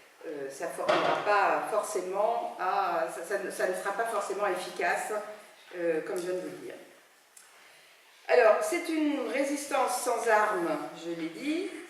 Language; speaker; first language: French; native; French